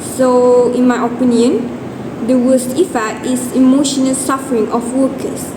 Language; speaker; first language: English; non-native, learner; Malay